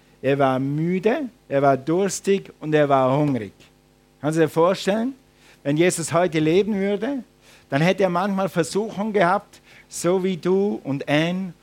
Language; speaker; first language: German; non-native, fluent; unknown